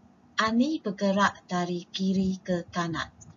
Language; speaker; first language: Indonesian; non-native, local second language; Chinese